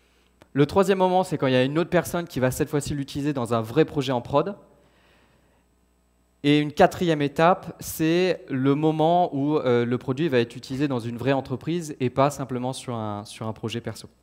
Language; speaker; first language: French; native; French